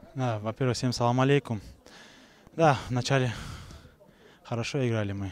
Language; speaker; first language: Russian; native; Russian